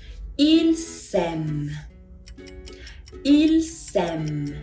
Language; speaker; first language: French; non-native, fluent; Spanish